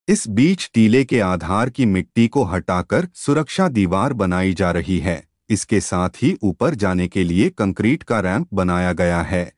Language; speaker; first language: Hindi; native; Hindi